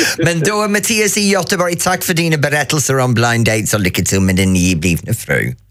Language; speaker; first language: Swedish; non-native, fluent; English